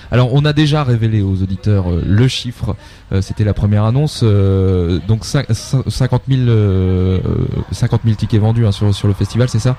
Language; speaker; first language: French; native; French